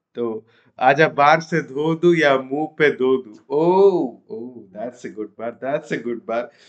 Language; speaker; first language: Hindi; non-native, local second language; Odia